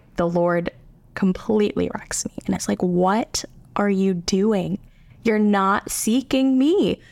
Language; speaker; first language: English; native; English